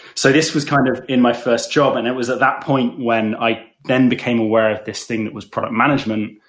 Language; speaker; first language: English; native; English